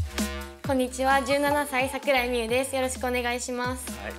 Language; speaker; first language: Japanese; native; Japanese